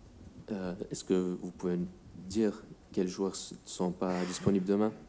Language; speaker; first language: French; non-native, fluent; English